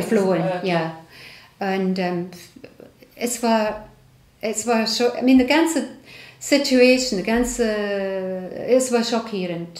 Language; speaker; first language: German; non-native, learner; English